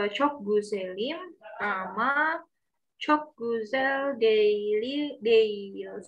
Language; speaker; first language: Turkish; non-native, learner; Indonesian